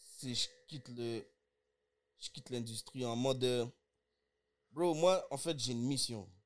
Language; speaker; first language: French; early bilingual, other home language; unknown